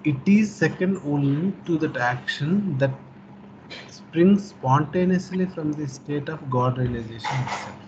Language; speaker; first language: English; non-native, local second language; Telugu